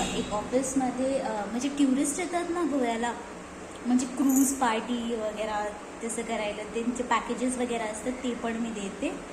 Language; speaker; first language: Marathi; non-native, local second language; Konkani